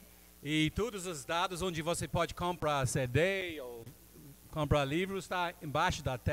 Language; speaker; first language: Portuguese; non-native, fluent; English